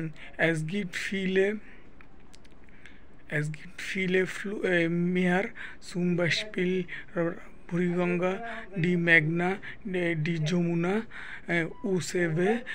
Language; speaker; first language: German; non-native, learner; Bangla